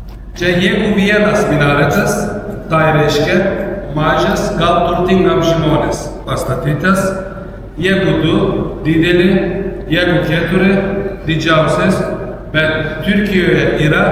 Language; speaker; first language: Lithuanian; non-native, learner; Turkish